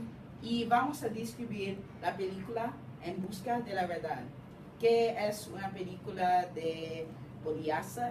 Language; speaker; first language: Spanish; non-native, learner; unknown